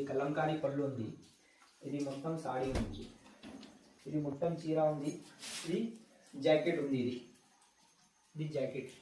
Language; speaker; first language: Telugu; non-native, local second language; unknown